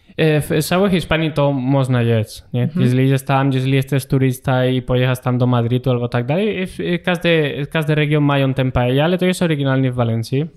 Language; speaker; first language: Polish; non-native, learner; Spanish